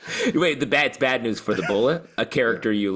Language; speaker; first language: English; native; English